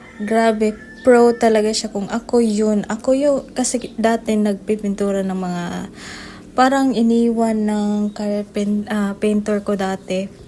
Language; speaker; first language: Filipino; non-native, local second language; Cebuano